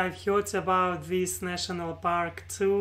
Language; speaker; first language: English; non-native, learner; Russian